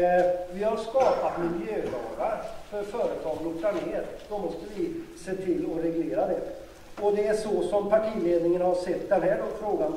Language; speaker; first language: Swedish; native; Swedish